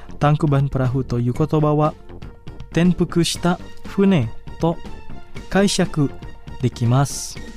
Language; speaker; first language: Japanese; non-native, fluent; Indonesian